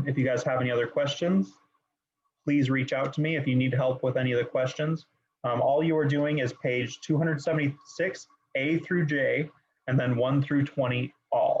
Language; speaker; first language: English; native; English